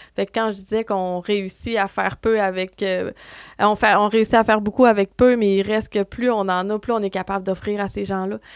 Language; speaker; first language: French; native; French